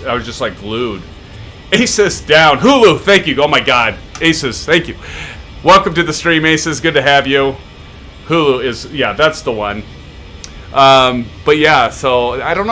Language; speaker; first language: English; native; English